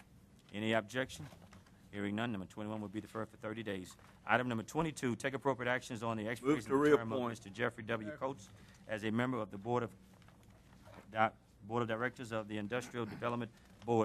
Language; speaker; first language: English; native; English